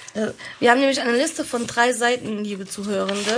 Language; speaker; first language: German; early bilingual, heritage; German